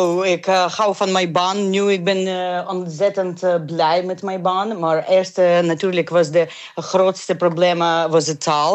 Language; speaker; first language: Dutch; non-native, learner; Ukrainian